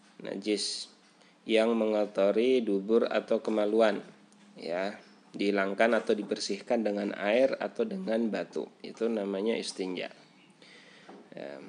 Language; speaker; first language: Indonesian; native; Indonesian